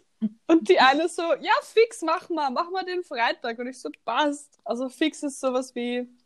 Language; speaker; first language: German; native; German